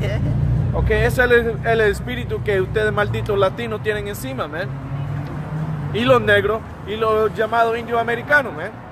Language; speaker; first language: Spanish; early bilingual, heritage; Spanish